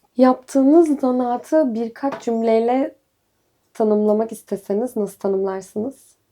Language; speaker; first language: Turkish; native; Turkish